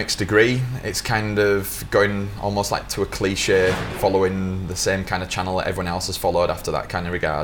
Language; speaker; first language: English; native; English